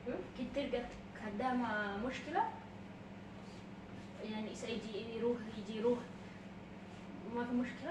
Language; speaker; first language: Arabic; non-native, learner; Oromo